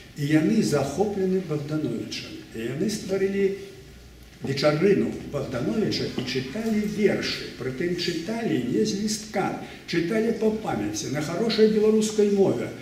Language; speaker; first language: Belarusian; native; Belarusian